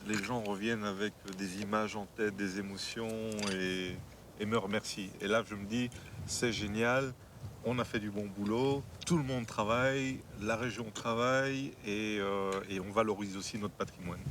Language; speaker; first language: French; native; French